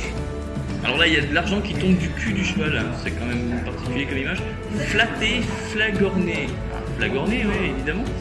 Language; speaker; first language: French; native; French